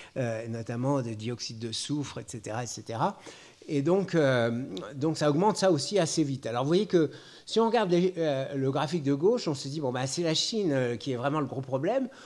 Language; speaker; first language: French; native; French